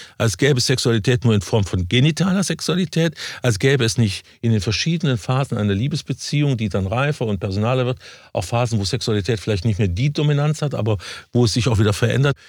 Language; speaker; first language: German; native; German